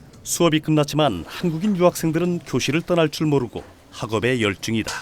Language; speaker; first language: Korean; native; Korean